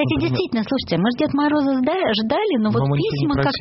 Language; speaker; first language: Russian; native; Russian